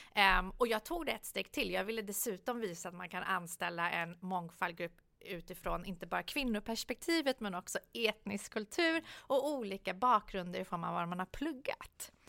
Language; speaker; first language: Swedish; early bilingual, other home language; Persian